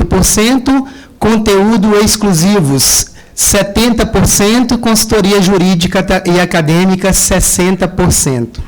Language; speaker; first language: Portuguese; native; Portuguese